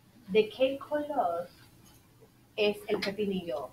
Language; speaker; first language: Spanish; non-native, fluent; English